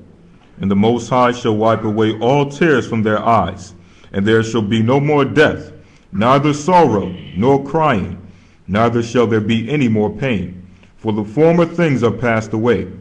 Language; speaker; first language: English; native; English